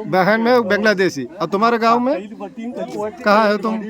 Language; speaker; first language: Hindi; non-native, local second language; Malayalam